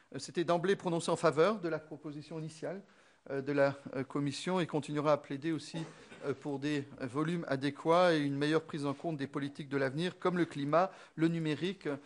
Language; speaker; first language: French; non-native, local second language; Luxembourgish